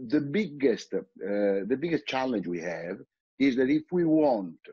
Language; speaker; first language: English; non-native, fluent; Italian